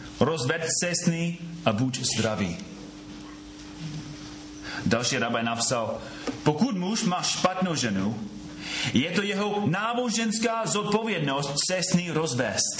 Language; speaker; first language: Czech; non-native, fluent; English